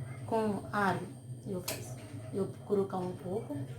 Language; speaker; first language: Portuguese; non-native, learner; Haitian Creole